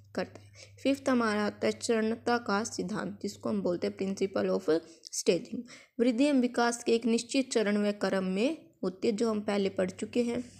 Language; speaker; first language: Hindi; native; Hindi